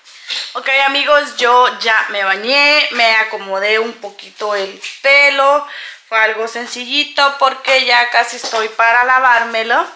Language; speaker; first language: Spanish; native; Spanish